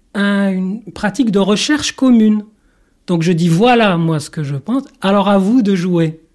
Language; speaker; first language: French; non-native, local second language; Arabic